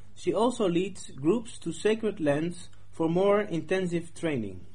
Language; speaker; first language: English; non-native, fluent; Dutch